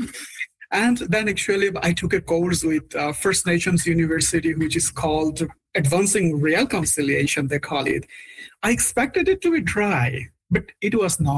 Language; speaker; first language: English; non-native, local second language; Bangla